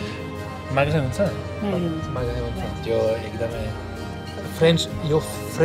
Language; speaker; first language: Nepali; non-native, learner; French